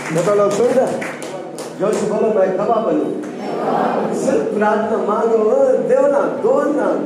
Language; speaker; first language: Hindi; non-native, local second language; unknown